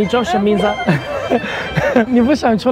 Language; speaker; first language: Chinese; non-native, fluent; Arabic